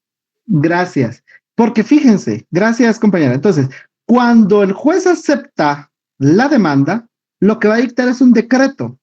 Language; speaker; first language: Spanish; native; Spanish